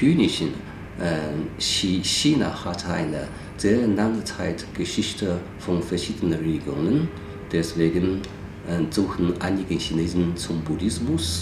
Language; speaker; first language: German; non-native, fluent; Chinese